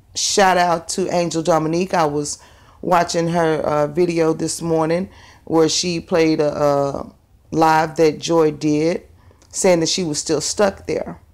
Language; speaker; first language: English; native; English